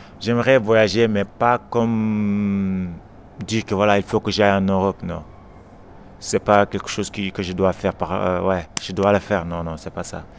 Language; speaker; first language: French; non-native, local second language; Wolof